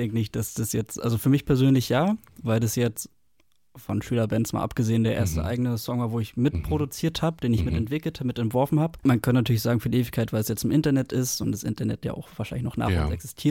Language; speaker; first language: German; native; German